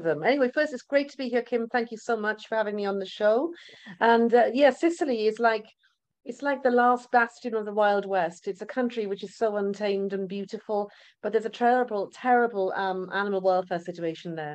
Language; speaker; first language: English; native; English